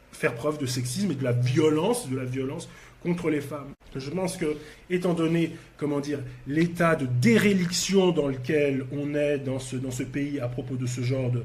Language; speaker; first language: French; native; French